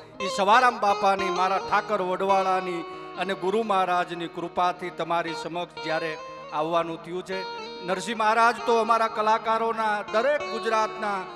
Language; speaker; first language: Gujarati; native; Gujarati